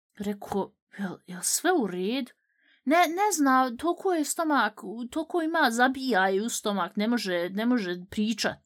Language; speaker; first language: Bosnian; native; Bosnian